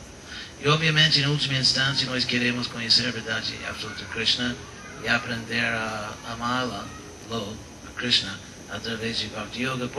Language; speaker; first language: Portuguese; non-native, fluent; English